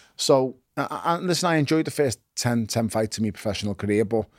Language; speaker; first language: English; native; English